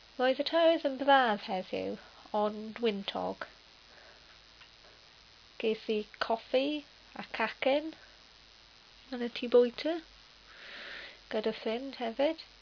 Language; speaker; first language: Welsh; non-native, learner; English